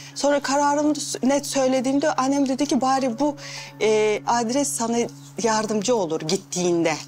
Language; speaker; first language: Turkish; non-native, fluent; Russian